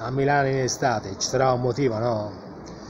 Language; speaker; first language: Italian; native; Italian